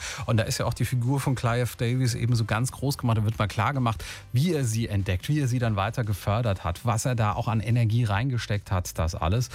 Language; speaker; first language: German; native; German